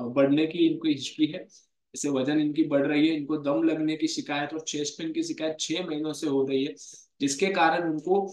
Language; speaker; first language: Hindi; non-native, local second language; Marathi